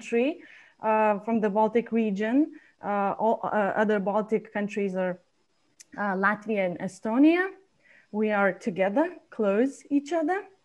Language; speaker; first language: English; non-native, fluent; Lithuanian